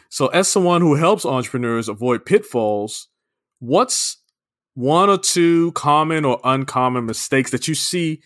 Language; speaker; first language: English; native; English